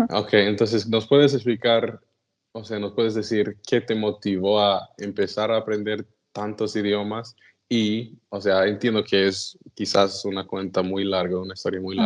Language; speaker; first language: Spanish; non-native, fluent; English